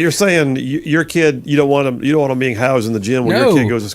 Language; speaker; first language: English; native; English